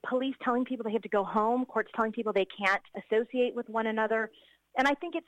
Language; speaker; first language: English; native; English